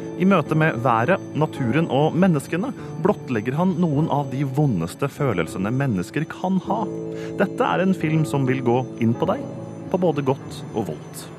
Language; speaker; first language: Norwegian; native; Norwegian